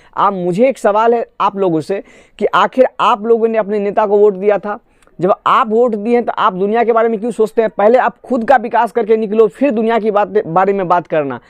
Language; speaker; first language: Hindi; non-native, local second language; Assamese